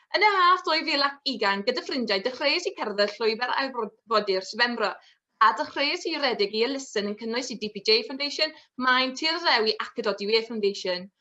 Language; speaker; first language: Welsh; non-native, local second language; English